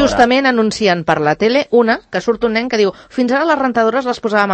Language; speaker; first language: Catalan; native; Catalan